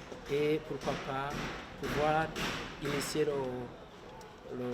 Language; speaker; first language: French; non-native, local second language; Rundi